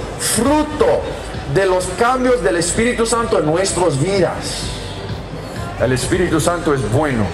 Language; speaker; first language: Spanish; non-native, learner; English